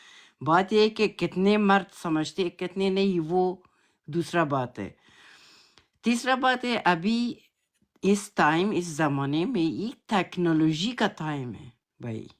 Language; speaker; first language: Hindi; non-native, learner; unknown